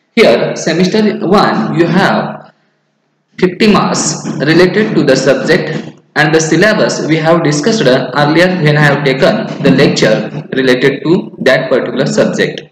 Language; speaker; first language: English; non-native, local second language; Marathi